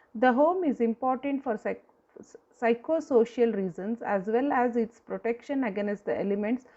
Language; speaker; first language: English; non-native, local second language; Kannada